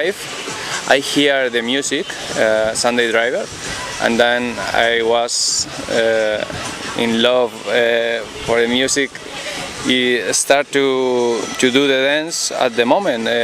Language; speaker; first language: English; non-native, learner; Spanish